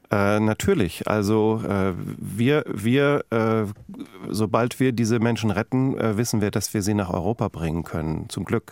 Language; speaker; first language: German; native; German